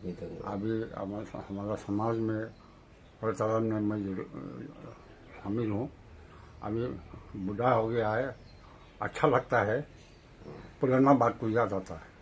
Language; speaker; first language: Hindi; non-native, local second language; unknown